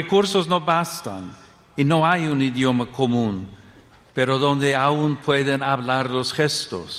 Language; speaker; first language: Spanish; non-native, fluent; English